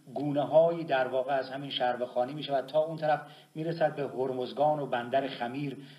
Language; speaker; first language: Persian; native; Persian